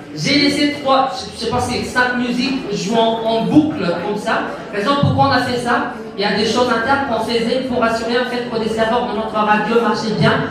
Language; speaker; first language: French; non-native, fluent; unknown